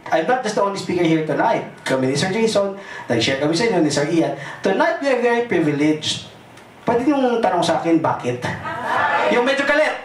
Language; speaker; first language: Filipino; non-native, local second language; Cebuano